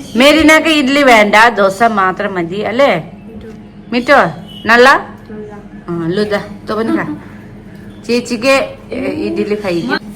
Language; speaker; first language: Malayalam; non-native, fluent; Nepali